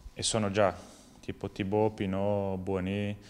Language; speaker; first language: Italian; non-native, fluent; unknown